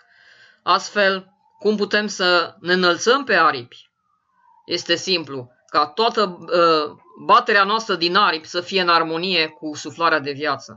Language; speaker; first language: Romanian; native; Romanian